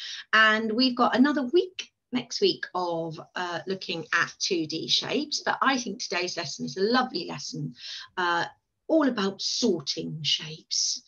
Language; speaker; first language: English; native; English